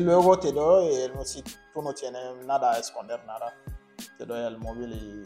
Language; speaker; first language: Spanish; non-native, learner; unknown